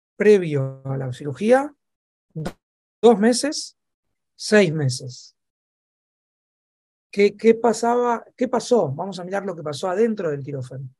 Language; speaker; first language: Spanish; native; Spanish